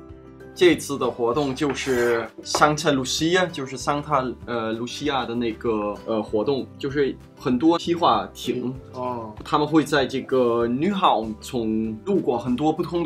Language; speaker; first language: Chinese; non-native, fluent; Danish